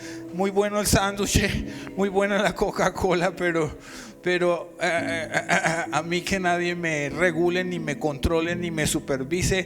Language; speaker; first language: Spanish; native; Spanish